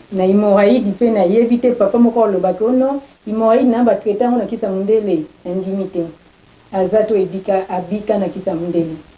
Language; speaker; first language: Lingala; non-native, local second language; Kongo